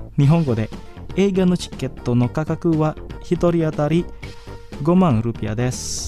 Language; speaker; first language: Japanese; non-native, fluent; Indonesian